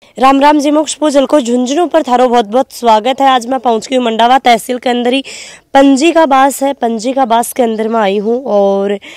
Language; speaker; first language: Hindi; native; Hindi